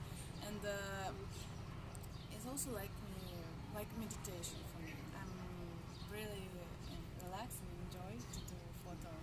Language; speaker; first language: English; non-native, learner; Russian